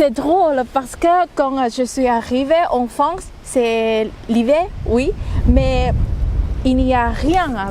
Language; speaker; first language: French; non-native, learner; Thai